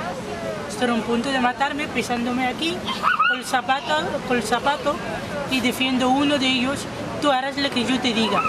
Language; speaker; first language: Spanish; non-native, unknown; Arabic